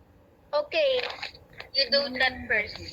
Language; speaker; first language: English; non-native, local second language; Filipino